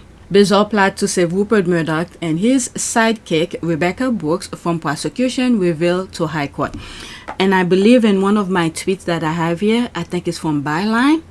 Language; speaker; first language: English; native; English